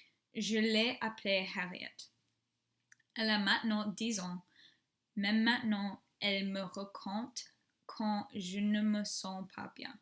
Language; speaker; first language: French; non-native, learner; English